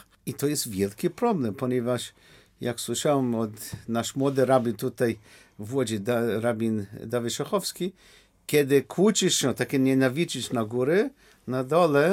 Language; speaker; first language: Polish; non-native, learner; English